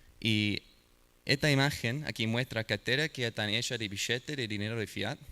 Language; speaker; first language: Spanish; non-native, learner; English